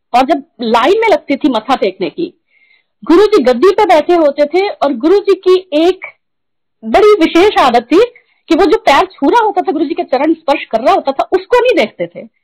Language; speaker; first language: Hindi; native; Hindi